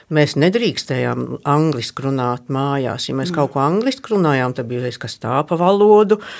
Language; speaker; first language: Latvian; early bilingual, heritage; Latvian